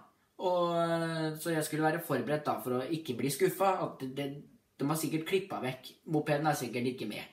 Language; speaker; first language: Norwegian; native; Norwegian